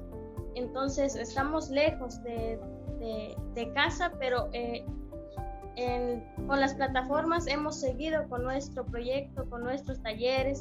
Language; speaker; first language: Spanish; non-native, local second language; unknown